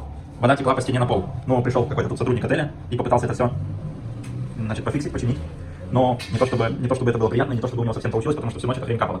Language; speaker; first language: Russian; native; Russian